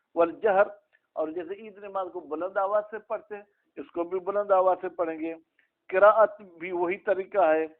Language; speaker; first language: Urdu; non-native, local second language; Sindhi